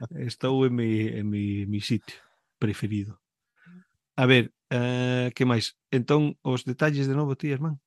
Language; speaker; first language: Galician; early bilingual, heritage; Galician